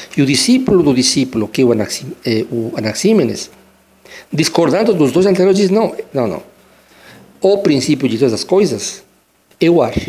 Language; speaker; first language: Portuguese; non-native, fluent; Spanish